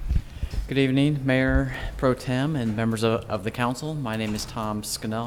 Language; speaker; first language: English; native; English